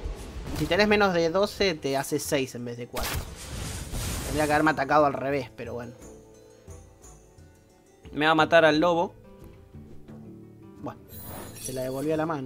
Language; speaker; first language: Spanish; native; Spanish